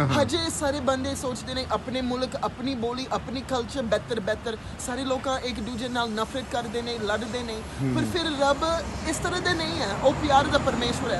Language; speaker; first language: Punjabi; non-native, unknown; English